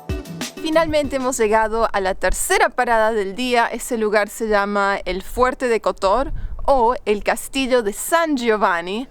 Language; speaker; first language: Spanish; native; Spanish